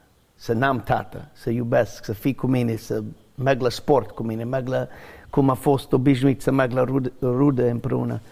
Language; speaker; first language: Romanian; non-native, learner; English